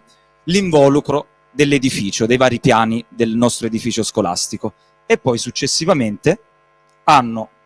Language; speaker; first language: Italian; native; Italian